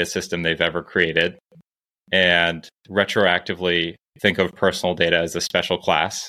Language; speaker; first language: English; native; English